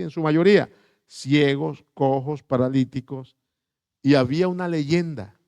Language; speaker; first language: Spanish; native; Spanish